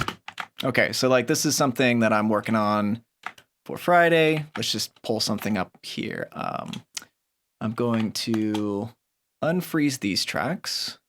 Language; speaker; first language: English; native; English